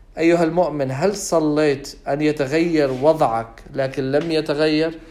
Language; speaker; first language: Arabic; non-native, fluent; English